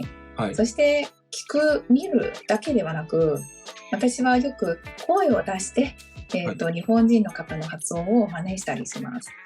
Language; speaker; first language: Japanese; non-native, fluent; Chinese